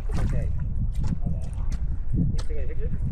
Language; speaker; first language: English; early bilingual, other home language; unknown